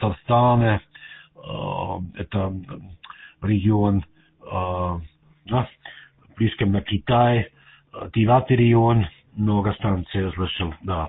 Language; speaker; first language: Russian; non-native, learner; German